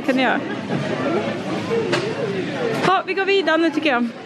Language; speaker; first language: Swedish; native; Swedish